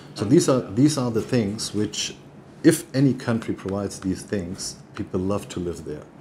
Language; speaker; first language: English; non-native, fluent; German